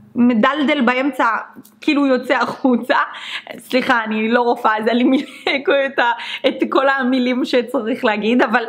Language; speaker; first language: Hebrew; native; Hebrew